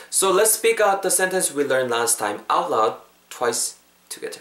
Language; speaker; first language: English; non-native, fluent; Korean